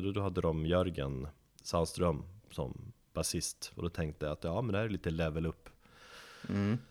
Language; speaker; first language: Swedish; native; Swedish